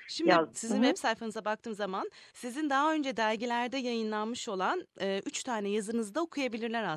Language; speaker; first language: Turkish; native; Turkish